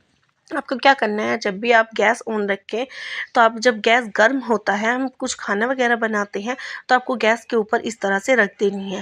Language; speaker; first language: Hindi; native; Hindi